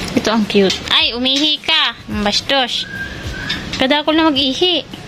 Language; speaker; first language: Filipino; non-native, local second language; Bikol